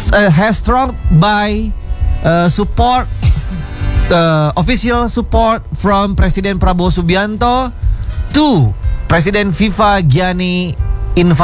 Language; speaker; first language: English; non-native, learner; Indonesian